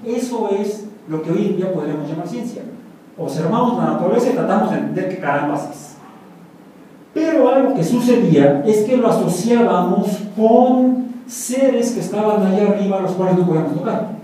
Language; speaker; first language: Spanish; native; Spanish